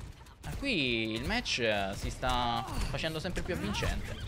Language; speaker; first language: Italian; native; Italian